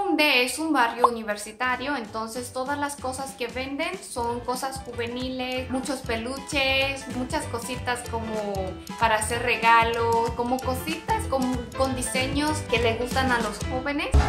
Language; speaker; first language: Spanish; non-native, fluent; Korean